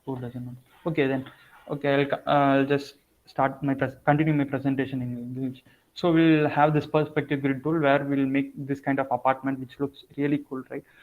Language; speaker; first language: English; non-native, local second language; Tamil